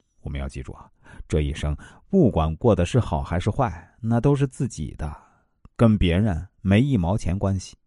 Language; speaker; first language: Chinese; native; Chinese